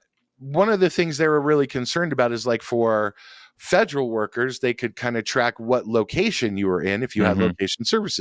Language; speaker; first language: English; native; English